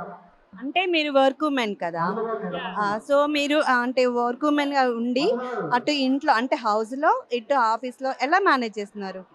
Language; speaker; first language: Telugu; native; Telugu